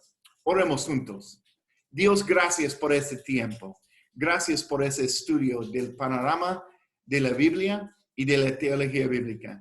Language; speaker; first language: Spanish; non-native, fluent; English